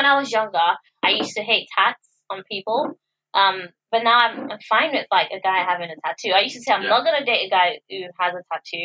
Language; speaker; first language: English; non-native, local second language; Yoruba